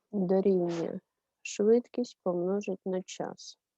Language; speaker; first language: Ukrainian; native; Ukrainian